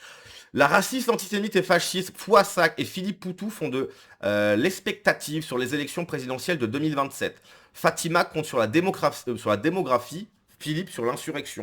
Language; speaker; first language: French; native; French